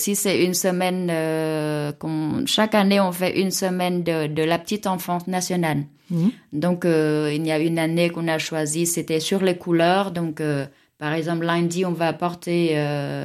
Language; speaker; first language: French; non-native, fluent; Vietnamese